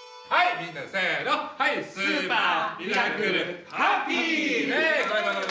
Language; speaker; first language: Japanese; native; Japanese